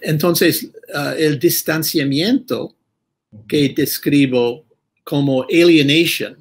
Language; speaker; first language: Spanish; non-native, fluent; English